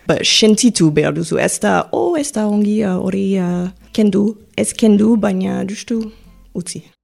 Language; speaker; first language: Basque; non-native, learner; English